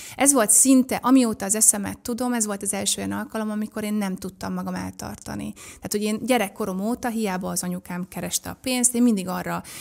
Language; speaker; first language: Hungarian; native; Hungarian